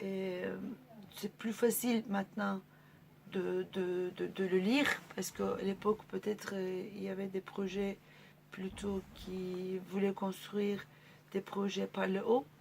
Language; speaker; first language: French; non-native, fluent; Turkish